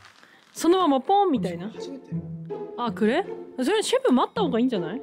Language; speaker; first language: Japanese; native; Japanese